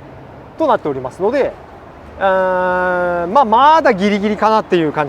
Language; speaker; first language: Japanese; native; Japanese